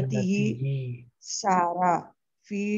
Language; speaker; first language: Arabic; non-native, learner; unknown